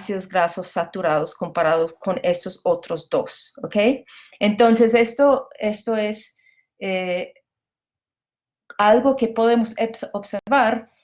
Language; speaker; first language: Spanish; non-native, fluent; English